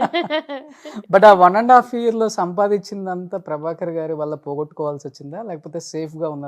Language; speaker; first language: Telugu; native; Telugu